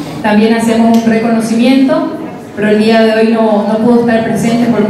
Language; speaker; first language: Spanish; native; Spanish